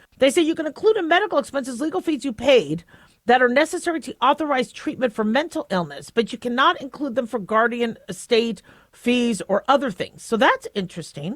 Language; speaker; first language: English; native; English